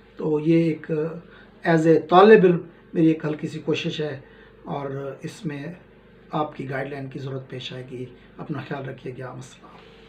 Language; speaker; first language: Urdu; non-native, local second language; Punjabi